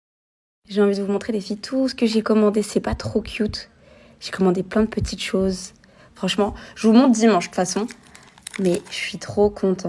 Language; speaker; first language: French; native; French